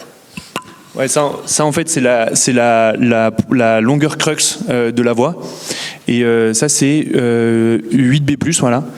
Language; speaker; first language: French; native; French